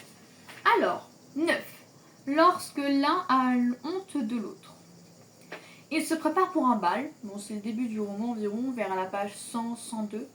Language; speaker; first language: French; native; French